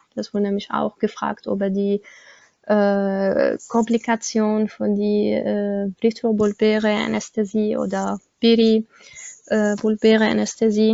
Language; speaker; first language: German; non-native, learner; Arabic